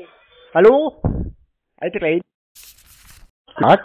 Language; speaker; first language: German; native; German